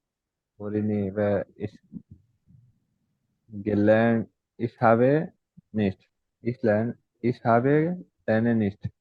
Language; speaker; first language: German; non-native, learner; Bangla